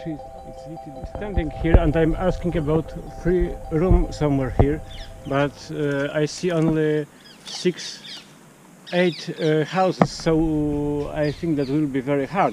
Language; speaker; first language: English; non-native, learner; Polish